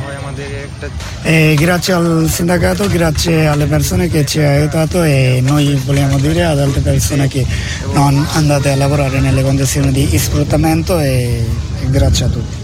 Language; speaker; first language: Italian; non-native, learner; Bangla